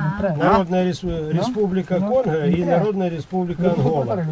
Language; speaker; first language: Russian; native; Russian